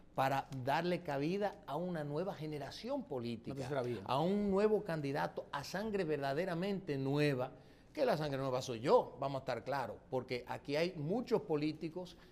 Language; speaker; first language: Spanish; early bilingual, heritage; Spanish